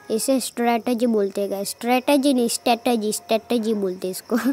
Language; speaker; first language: Hindi; non-native, local second language; Gujarati